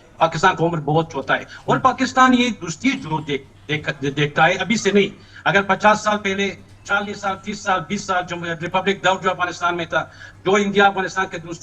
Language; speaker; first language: Hindi; non-native, learner; Pashto